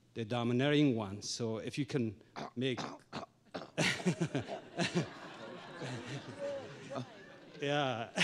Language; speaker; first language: English; non-native, fluent; Oromo